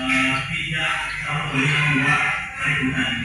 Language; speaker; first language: Indonesian; native; Indonesian